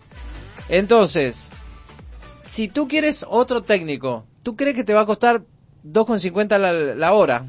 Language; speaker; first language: Spanish; native; Spanish